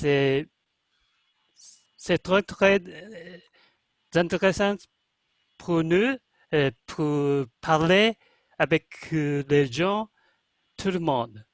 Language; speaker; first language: French; non-native, learner; Russian